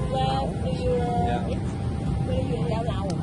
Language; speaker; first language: English; non-native, fluent; German